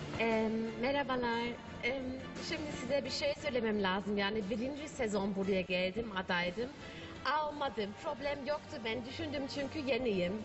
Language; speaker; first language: Turkish; non-native, learner; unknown